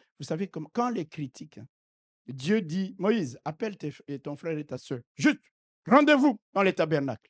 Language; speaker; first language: French; non-native, local second language; Lingala